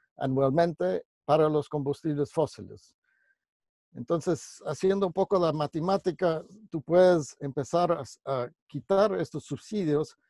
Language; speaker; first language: Spanish; non-native, fluent; English